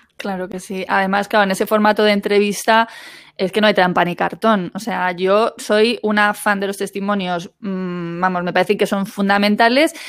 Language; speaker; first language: Spanish; native; Spanish